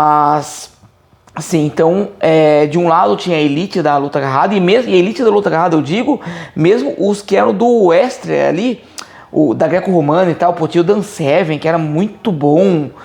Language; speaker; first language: Portuguese; native; Portuguese